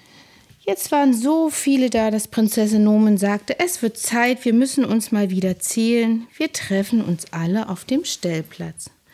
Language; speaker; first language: German; native; German